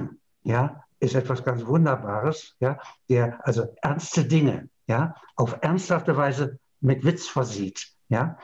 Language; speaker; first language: German; native; German